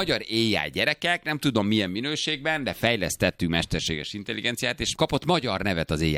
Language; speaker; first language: Hungarian; native; Hungarian